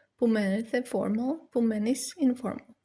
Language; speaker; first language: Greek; non-native, learner; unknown